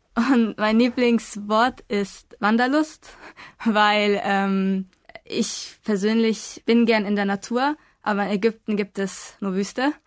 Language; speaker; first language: German; non-native, fluent; Arabic